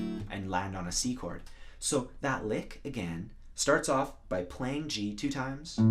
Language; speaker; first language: English; native; English